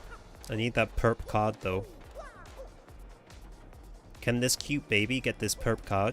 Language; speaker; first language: English; native; English